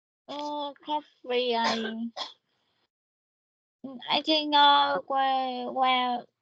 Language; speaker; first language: English; non-native, learner; Vietnamese